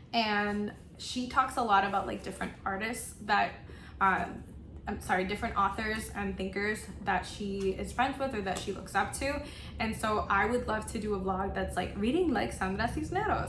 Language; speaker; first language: English; non-native, local second language; Spanish